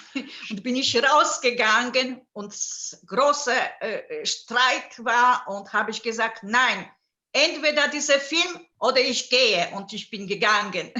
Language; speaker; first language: German; non-native, fluent; Polish